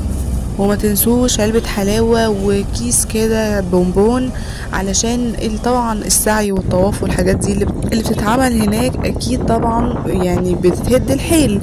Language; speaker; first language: Arabic; native; Arabic